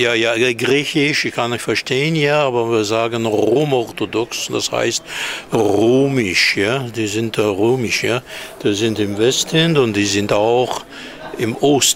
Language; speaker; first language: German; non-native, fluent; Hebrew